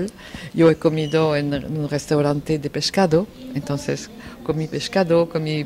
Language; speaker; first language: Spanish; non-native, fluent; French